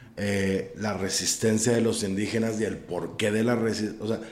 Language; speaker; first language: Spanish; native; Spanish